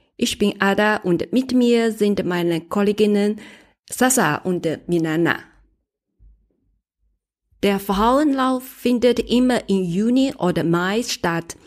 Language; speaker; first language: German; non-native, learner; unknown